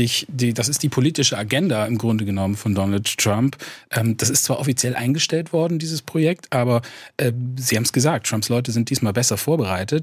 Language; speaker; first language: German; native; German